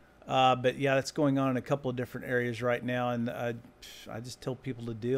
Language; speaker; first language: English; native; English